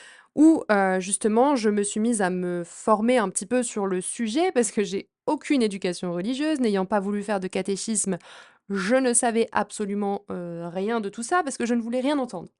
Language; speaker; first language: French; native; French